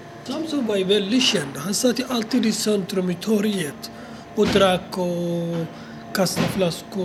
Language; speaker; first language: Swedish; non-native, fluent; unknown